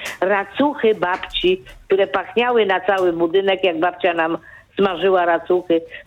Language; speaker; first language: Polish; native; Polish